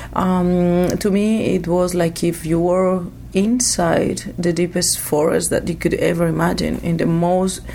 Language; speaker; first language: English; non-native, fluent; Spanish